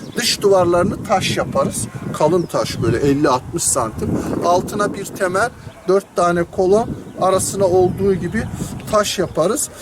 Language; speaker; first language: Turkish; native; Turkish